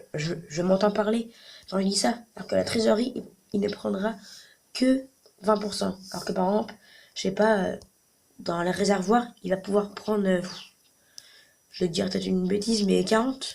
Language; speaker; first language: French; native; French